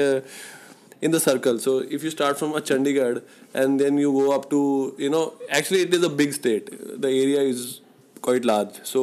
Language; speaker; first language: English; non-native, local second language; Punjabi